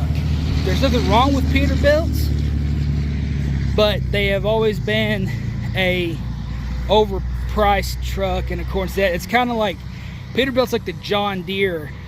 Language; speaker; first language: English; native; English